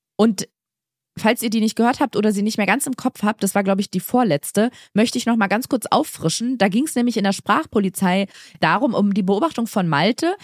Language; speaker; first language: German; native; German